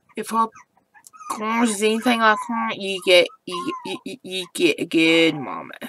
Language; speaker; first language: English; native; English